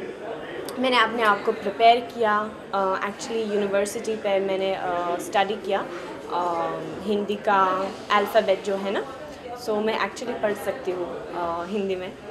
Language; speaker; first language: Hindi; non-native, fluent; Swedish